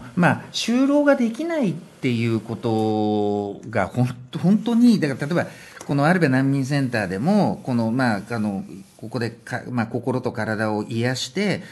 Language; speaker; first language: Japanese; native; Japanese